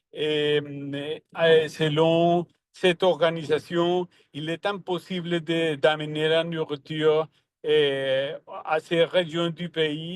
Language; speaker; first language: French; non-native, learner; Spanish